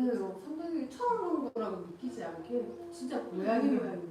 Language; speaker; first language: Korean; native; Korean